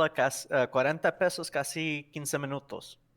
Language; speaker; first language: Spanish; non-native, learner; English